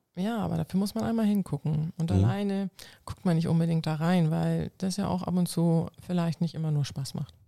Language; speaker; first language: German; non-native, local second language; Low German